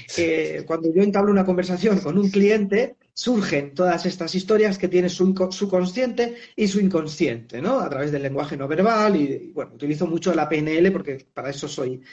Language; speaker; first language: Spanish; native; Spanish